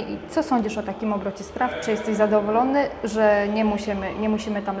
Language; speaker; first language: Polish; native; Polish